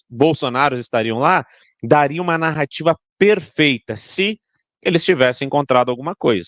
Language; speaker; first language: Portuguese; native; Portuguese